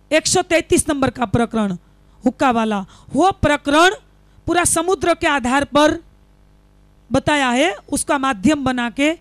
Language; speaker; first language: Hindi; non-native, local second language; Gujarati